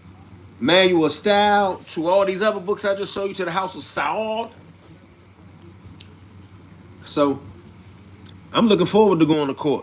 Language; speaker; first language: English; native; English